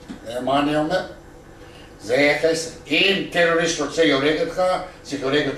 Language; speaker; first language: Hebrew; non-native, learner; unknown